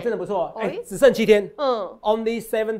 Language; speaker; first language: Chinese; native; Chinese